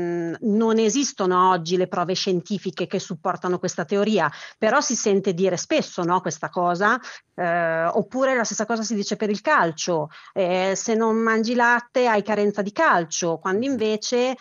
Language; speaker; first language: Italian; native; Italian